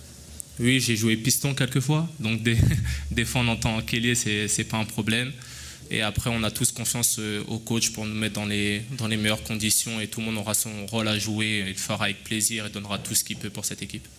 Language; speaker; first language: French; native; French